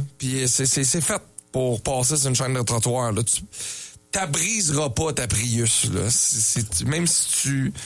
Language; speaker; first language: French; native; French